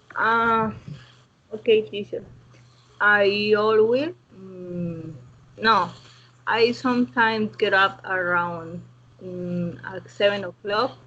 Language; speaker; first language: English; non-native, learner; Spanish